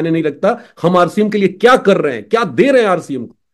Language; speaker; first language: Hindi; native; Hindi